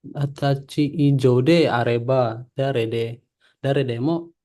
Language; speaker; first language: Japanese; non-native, learner; Indonesian